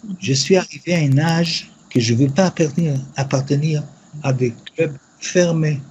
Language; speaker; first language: French; non-native, fluent; Yiddish